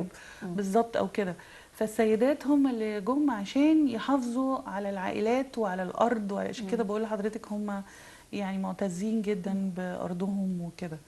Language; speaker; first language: Arabic; native; Arabic